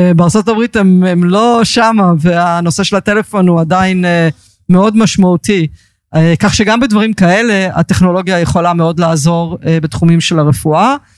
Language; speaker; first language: Hebrew; early bilingual, heritage; Hebrew